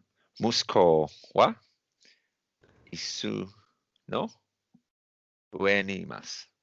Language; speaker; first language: Japanese; non-native, learner; English